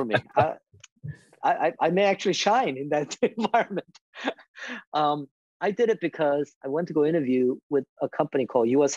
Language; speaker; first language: English; native; English